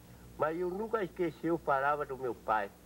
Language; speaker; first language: Portuguese; non-native, local second language; Kayapó